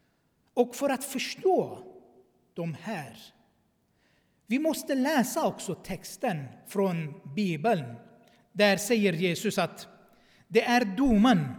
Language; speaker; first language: Swedish; non-native, fluent; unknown